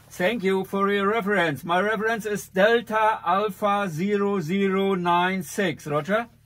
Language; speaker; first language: English; non-native, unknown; German